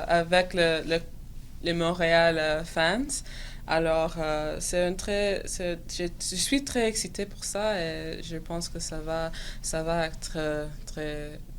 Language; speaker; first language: French; non-native, local second language; English